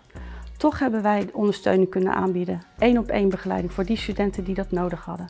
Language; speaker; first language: Dutch; native; Dutch